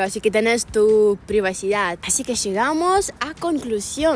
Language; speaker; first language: Spanish; non-native, learner; Ukrainian